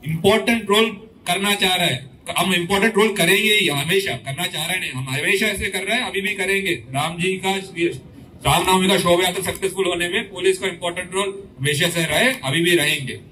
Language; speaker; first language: Hindi; non-native, local second language; Telugu